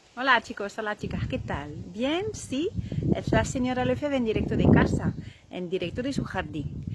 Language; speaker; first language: Spanish; non-native, fluent; French